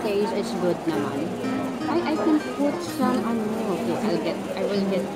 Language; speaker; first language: English; non-native, local second language; Filipino